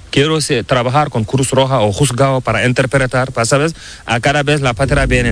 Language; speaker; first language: Spanish; non-native, learner; Fula